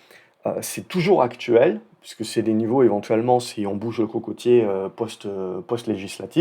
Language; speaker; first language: French; native; French